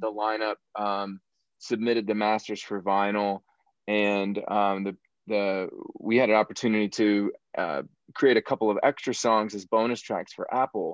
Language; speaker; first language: English; native; English